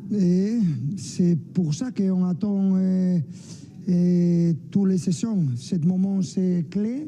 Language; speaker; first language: French; non-native, fluent; Spanish